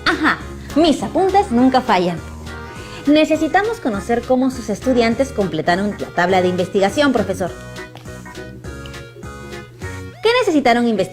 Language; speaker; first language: Spanish; native; Spanish